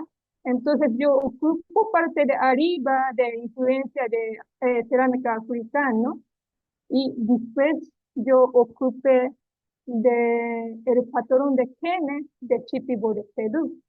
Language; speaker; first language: Spanish; non-native, learner; Japanese